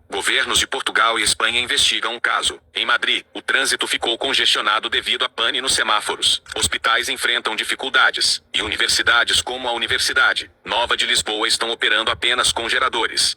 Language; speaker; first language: Portuguese; native; Portuguese